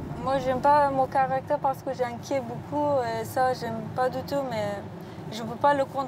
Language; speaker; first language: French; non-native, learner; Persian